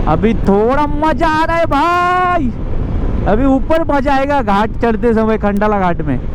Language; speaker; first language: Hindi; non-native, local second language; Marathi